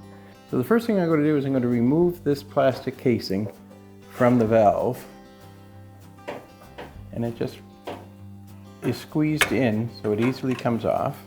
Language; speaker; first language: English; native; English